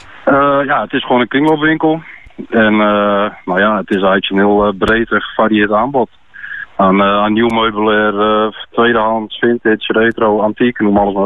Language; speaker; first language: Dutch; native; Dutch